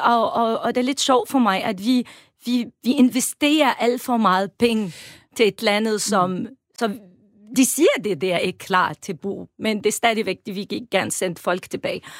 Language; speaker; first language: Danish; non-native, fluent; Arabic